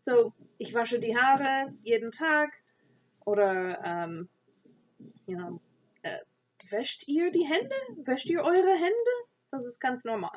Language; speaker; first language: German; non-native, fluent; English